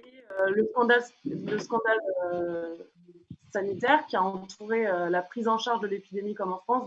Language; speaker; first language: French; native; French